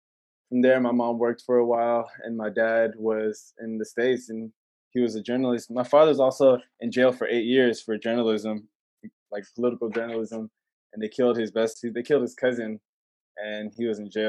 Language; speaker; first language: English; native; English